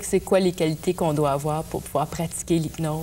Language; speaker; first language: French; native; French